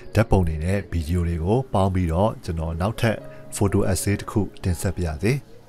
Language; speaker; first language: Burmese; native; Burmese